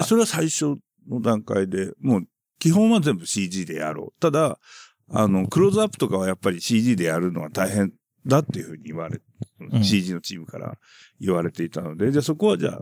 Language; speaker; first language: Japanese; native; Japanese